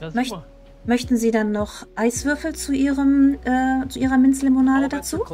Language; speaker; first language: German; native; German